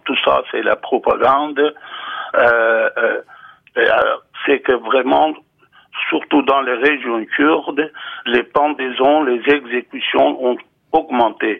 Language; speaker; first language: French; non-native, fluent; Kurdish